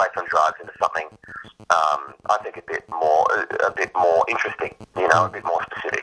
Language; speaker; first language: English; native; English